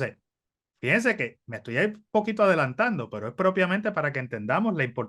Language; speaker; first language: Spanish; native; Spanish